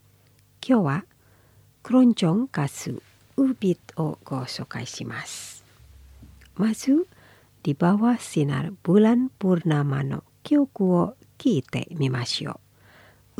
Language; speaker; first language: Japanese; non-native, fluent; Indonesian